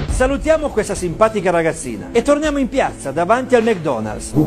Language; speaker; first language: Italian; native; Italian